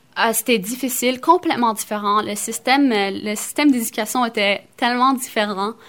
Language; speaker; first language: French; early bilingual, other home language; Arabic